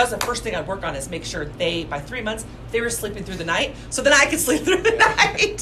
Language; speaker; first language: English; native; English